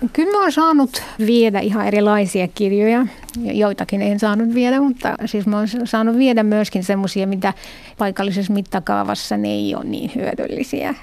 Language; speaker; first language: Finnish; non-native, fluent; Arabic